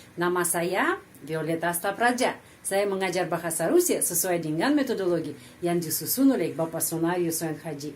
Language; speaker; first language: Indonesian; non-native, fluent; Russian